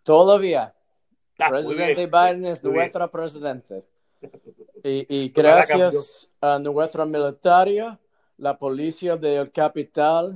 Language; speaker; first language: Spanish; non-native, learner; English